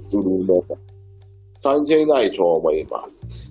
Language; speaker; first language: Japanese; non-native, learner; Persian